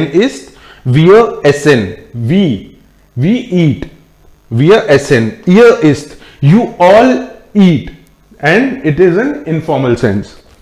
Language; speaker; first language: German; non-native, fluent; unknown